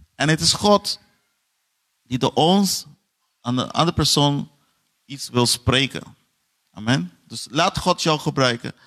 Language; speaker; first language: Dutch; non-native, fluent; Portuguese